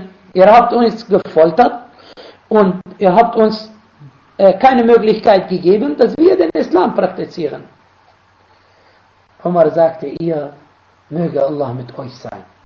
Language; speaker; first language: German; non-native, fluent; Arabic